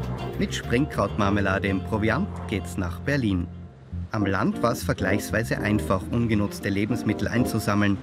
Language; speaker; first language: German; native; German